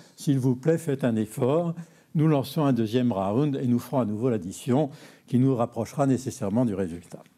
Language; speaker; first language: French; native; French